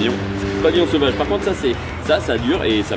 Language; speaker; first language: French; native; French